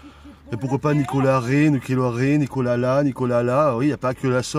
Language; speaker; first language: French; native; French